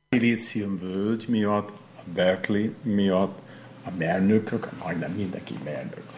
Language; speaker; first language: Hungarian; non-native, fluent; English